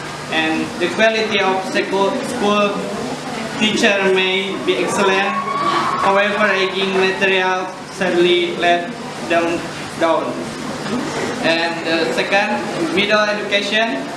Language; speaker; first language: English; non-native, learner; Indonesian